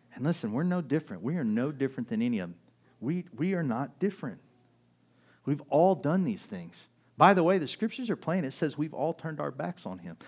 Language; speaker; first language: English; early bilingual, other home language; German